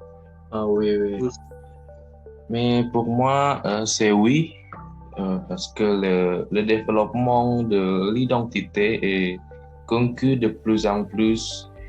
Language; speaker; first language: French; non-native, learner; Indonesian